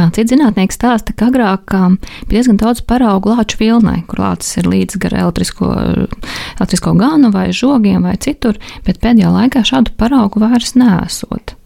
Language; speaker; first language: Latvian; native; Latvian